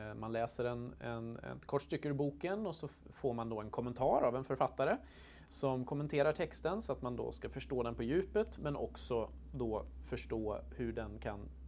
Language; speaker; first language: Swedish; native; Swedish